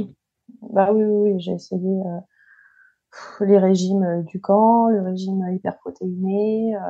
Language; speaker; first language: French; native; French